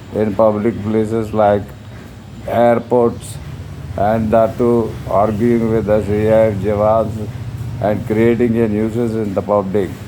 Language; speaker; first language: English; non-native, local second language; Telugu